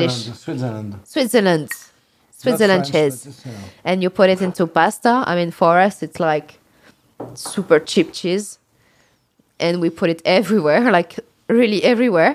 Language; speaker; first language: English; non-native, fluent; French